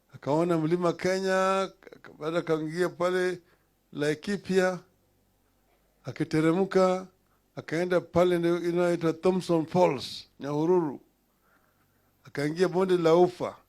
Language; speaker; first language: Swahili; non-native, local second language; Luo (Kenya and Tanzania)